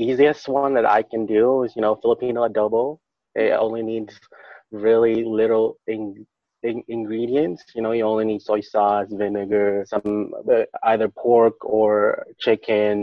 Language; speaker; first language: English; non-native, local second language; Filipino